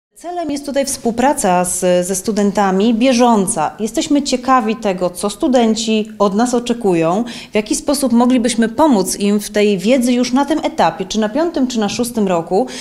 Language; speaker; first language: Polish; native; Polish